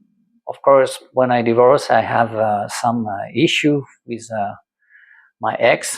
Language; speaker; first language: English; non-native, learner; French